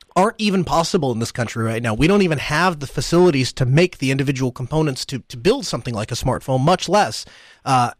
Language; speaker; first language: English; early bilingual, other home language; Hindi